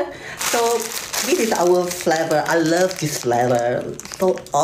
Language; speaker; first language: English; non-native, learner; Malay